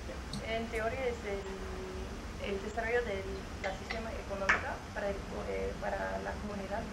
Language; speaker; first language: Spanish; non-native, learner; English